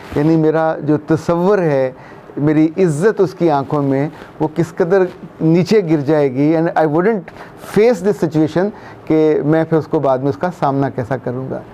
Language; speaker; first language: Urdu; non-native, local second language; Punjabi